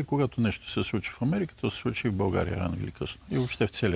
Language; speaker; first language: Bulgarian; native; Bulgarian